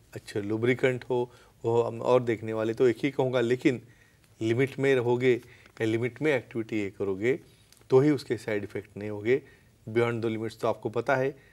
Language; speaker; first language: Hindi; non-native, local second language; Marathi